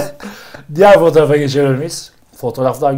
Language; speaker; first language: Turkish; native; Turkish